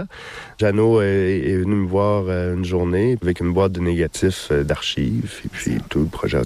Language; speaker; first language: French; native; French